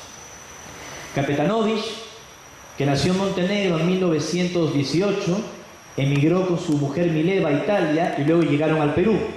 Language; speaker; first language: Spanish; native; Spanish